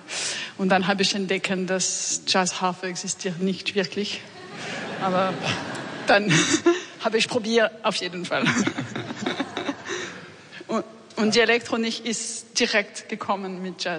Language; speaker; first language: German; non-native, fluent; French